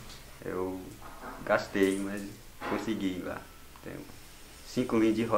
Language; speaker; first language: Portuguese; non-native, local second language; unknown